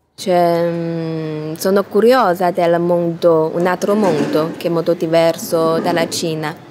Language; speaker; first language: Italian; non-native, fluent; Chinese